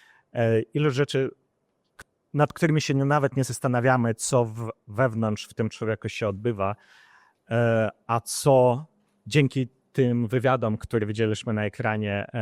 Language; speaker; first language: Polish; non-native, fluent; Ukrainian